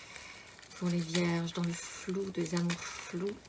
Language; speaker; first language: French; native; French